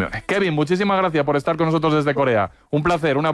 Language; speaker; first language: Spanish; native; Spanish